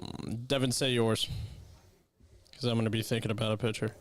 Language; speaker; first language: English; native; English